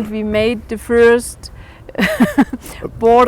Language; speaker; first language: English; non-native, learner; German